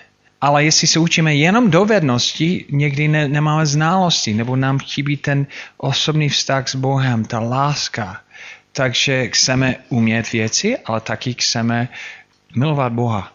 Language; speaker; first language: Czech; non-native, fluent; English